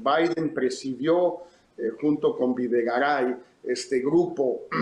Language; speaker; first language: Spanish; native; Spanish